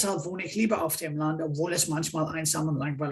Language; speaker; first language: German; non-native, fluent; English